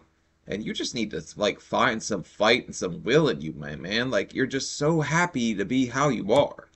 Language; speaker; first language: English; native; English